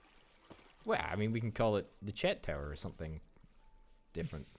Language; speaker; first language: English; native; English